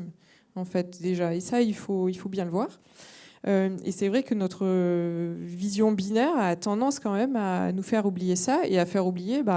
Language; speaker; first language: French; native; French